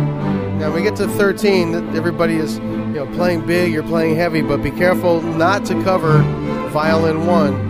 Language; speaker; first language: English; native; English